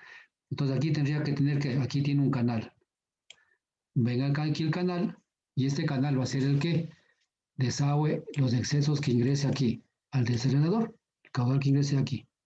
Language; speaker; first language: Spanish; native; Spanish